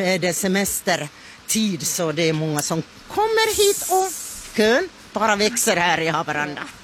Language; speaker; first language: Swedish; non-native, fluent; Finnish